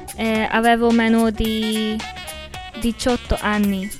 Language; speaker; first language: Italian; non-native, learner; Hungarian